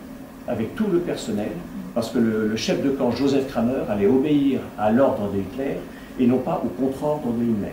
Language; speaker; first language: French; native; French